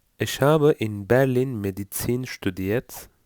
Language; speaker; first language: German; non-native, fluent; Turkish